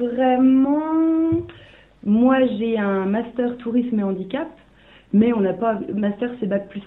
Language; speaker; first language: French; native; French